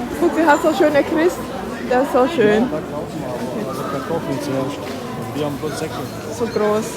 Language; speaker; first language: German; non-native, learner; Thai